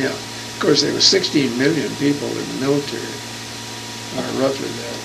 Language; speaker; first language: English; native; English